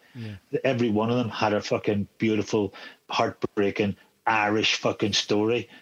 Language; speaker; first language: English; native; English